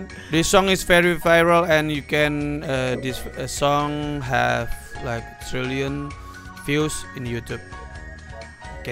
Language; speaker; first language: English; non-native, learner; Indonesian